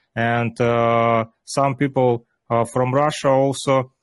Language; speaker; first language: English; non-native, learner; Ukrainian